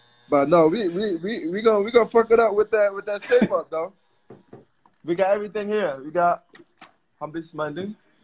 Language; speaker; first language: English; native; English